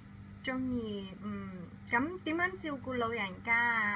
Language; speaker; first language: Cantonese; native; Cantonese